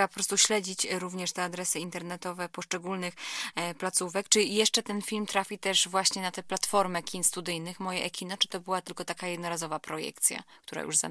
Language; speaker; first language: Polish; native; Polish